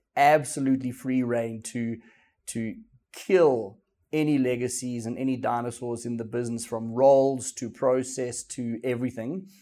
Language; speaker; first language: English; native; English